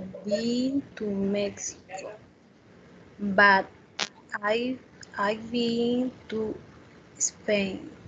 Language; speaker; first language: English; non-native, learner; Spanish